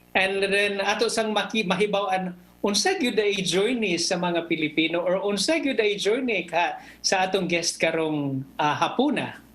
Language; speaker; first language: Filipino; non-native, local second language; Cebuano